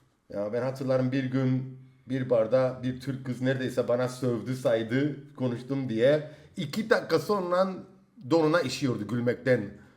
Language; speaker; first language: Turkish; early bilingual, heritage; Turkish